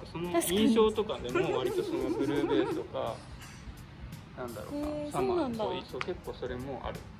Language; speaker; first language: Japanese; native; Japanese